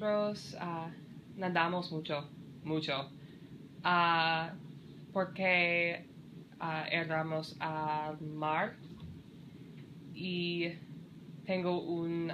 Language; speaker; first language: Spanish; non-native, learner; English